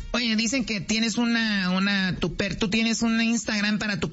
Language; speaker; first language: Spanish; native; Spanish